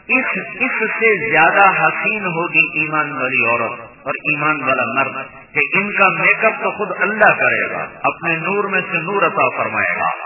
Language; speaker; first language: Urdu; non-native, local second language; Punjabi